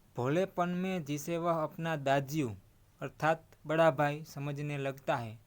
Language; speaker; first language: Hindi; non-native, local second language; Gujarati